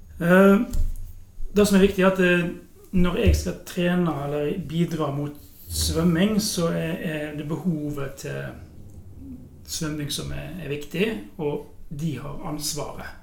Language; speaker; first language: Norwegian; native; Norwegian